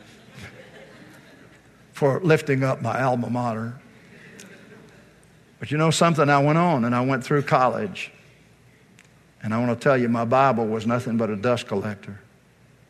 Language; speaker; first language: English; native; English